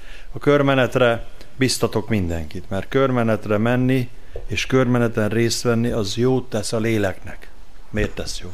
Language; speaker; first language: Hungarian; native; Hungarian